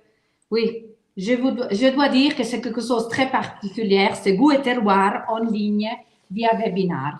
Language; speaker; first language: French; non-native, fluent; Italian